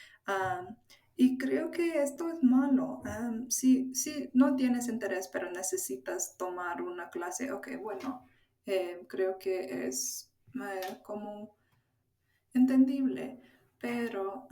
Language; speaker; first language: Spanish; non-native, fluent; English